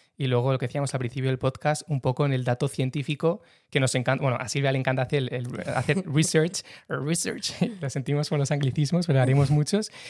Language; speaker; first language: Spanish; native; Spanish